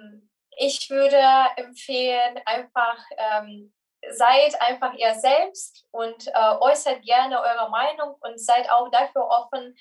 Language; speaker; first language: German; non-native, fluent; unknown